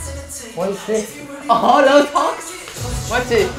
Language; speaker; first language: Korean; non-native, fluent; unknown